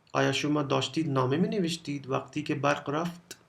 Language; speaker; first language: Persian; non-native, fluent; Urdu